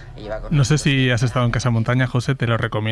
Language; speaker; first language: Spanish; native; Spanish